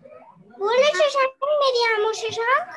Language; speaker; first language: Spanish; non-native, learner; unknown